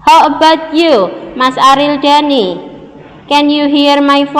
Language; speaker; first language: English; non-native, learner; Indonesian